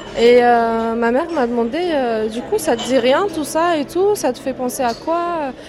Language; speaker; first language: French; non-native, fluent; Uyghur